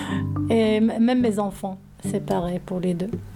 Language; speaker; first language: French; non-native, learner; Arabic